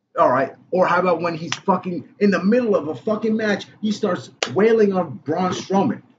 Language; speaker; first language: English; native; English